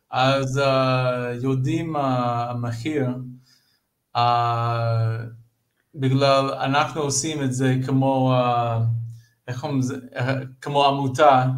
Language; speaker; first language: Hebrew; non-native, fluent; English